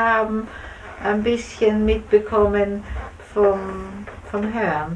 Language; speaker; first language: German; native; German